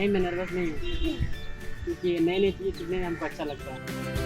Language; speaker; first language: Hindi; native; Hindi